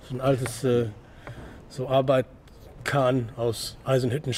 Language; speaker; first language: German; non-native, fluent; English